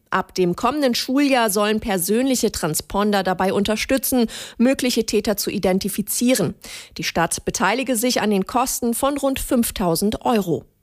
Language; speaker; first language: German; native; German